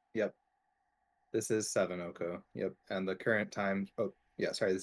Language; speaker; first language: English; native; English